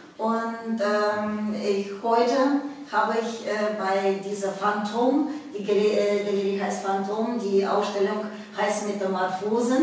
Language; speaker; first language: German; non-native, fluent; Russian